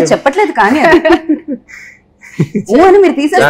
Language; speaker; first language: Telugu; native; Telugu